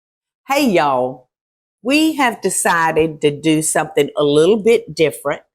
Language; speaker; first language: English; native; English